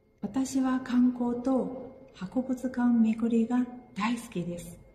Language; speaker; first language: Japanese; non-native, fluent; Chinese